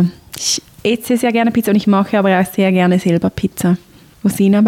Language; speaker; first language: German; native; German